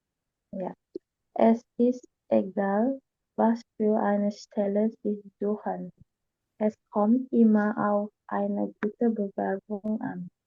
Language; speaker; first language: German; non-native, learner; Indonesian